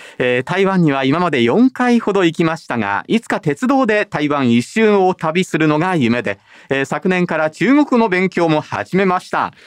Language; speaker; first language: Japanese; native; Japanese